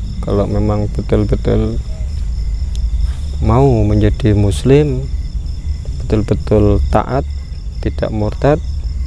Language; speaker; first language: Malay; non-native, local second language; Javanese